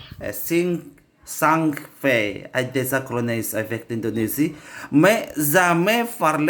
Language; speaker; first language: French; non-native, learner; Indonesian